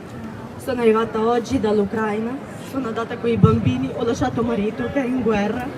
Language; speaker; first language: Italian; non-native, fluent; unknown